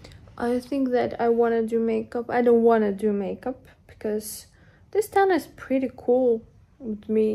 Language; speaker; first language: English; non-native, learner; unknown